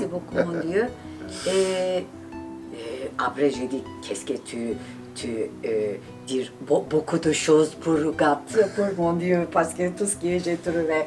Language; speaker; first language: French; non-native, learner; Turkish